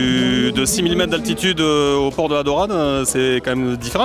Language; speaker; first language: French; native; French